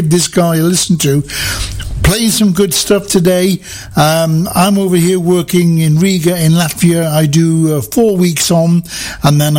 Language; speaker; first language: English; native; English